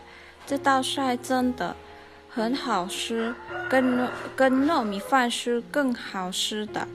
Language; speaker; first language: Chinese; non-native, learner; Lao